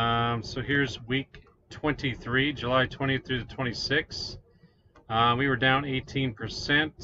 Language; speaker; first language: English; native; English